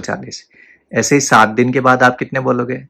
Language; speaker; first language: Hindi; native; Hindi